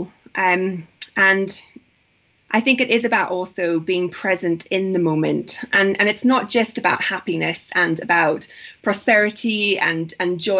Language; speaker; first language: English; native; English